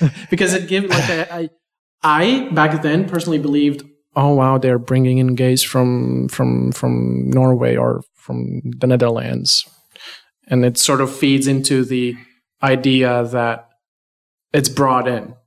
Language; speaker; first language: English; non-native, fluent; Latvian